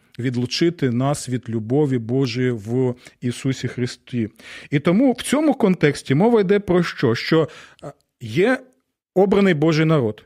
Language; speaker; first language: Ukrainian; non-native, local second language; Russian